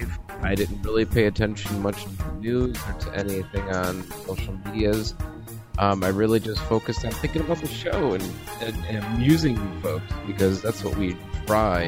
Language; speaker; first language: English; native; English